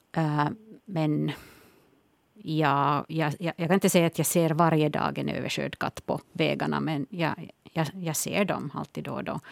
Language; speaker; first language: Swedish; non-native, local second language; Finnish